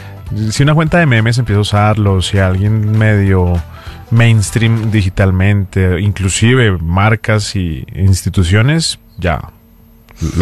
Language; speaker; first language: Spanish; native; Spanish